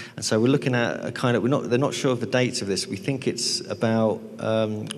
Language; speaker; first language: English; native; English